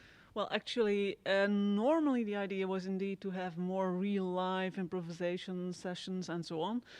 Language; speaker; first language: English; non-native, fluent; Dutch